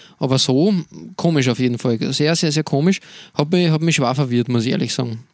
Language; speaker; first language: German; native; German